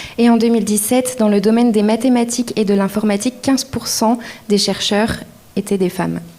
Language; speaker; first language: French; native; French